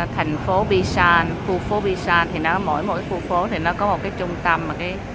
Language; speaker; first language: Vietnamese; native; Vietnamese